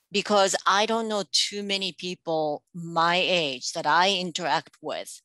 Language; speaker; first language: English; non-native, local second language; Japanese